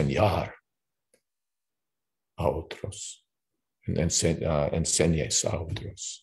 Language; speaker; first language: Spanish; non-native, fluent; English